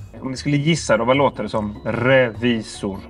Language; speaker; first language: Swedish; native; Swedish